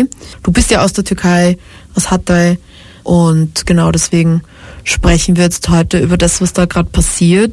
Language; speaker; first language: German; native; German